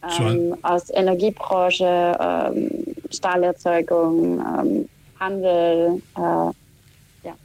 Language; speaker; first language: German; native; German